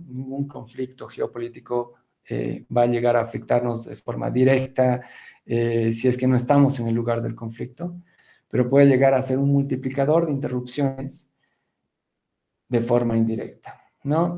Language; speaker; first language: Spanish; native; Spanish